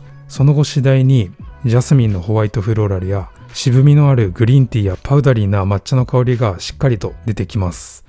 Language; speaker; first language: Japanese; native; Japanese